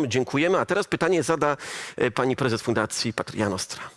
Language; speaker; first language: Polish; native; Polish